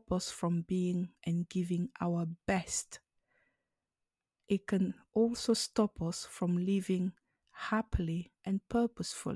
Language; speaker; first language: English; non-native, local second language; French